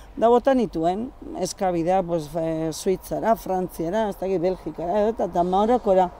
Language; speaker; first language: Basque; native; Basque